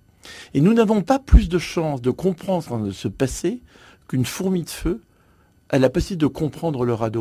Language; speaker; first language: French; native; French